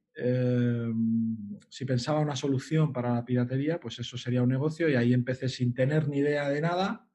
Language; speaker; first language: Spanish; native; Spanish